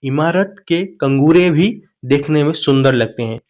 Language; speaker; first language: Hindi; non-native, local second language; Assamese